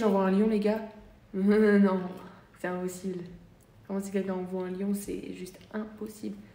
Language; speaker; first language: French; native; French